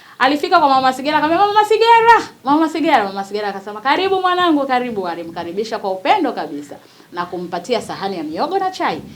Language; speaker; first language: Swahili; native; Swahili